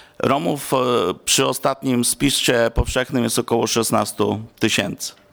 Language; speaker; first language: Polish; non-native, local second language; Romany